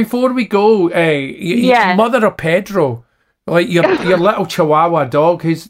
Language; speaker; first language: English; native; English